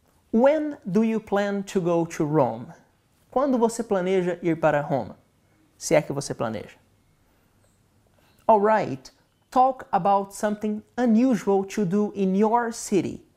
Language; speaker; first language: English; non-native, fluent; Portuguese